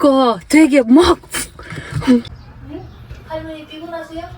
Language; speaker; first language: Korean; non-native, fluent; Ukrainian